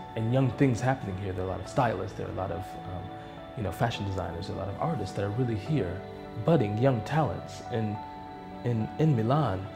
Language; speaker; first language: English; native; English